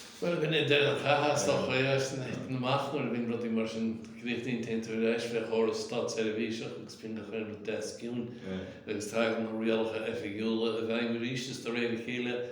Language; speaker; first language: Irish; native; Irish